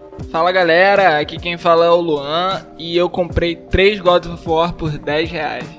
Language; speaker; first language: Portuguese; native; Portuguese